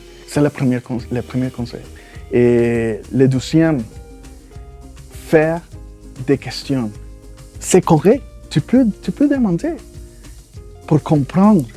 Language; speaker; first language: French; non-native, fluent; Spanish